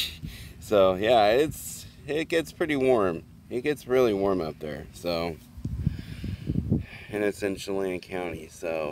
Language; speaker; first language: English; native; English